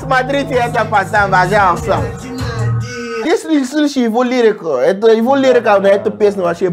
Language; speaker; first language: Russian; non-native, learner; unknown